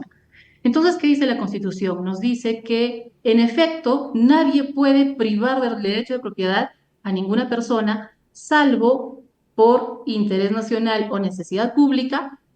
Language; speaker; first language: Spanish; native; Spanish